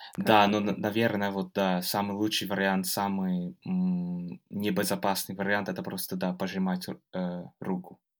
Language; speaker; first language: Russian; non-native, fluent; English